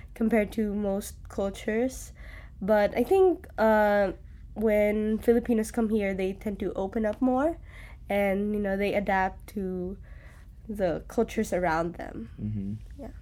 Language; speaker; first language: English; native; English